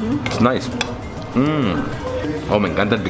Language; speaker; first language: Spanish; non-native, learner; English